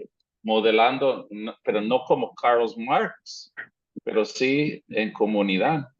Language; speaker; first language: Spanish; non-native, fluent; English